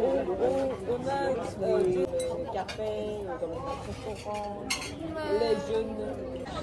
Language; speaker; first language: French; non-native, learner; Korean